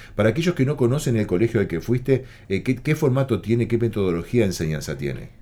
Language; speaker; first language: Spanish; native; Spanish